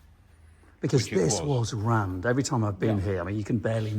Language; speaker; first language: English; native; English